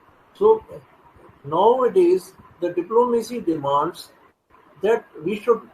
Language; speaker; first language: English; non-native, local second language; Hindi